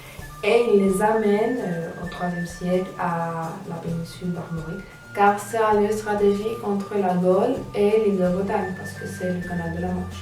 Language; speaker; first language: French; non-native, fluent; Spanish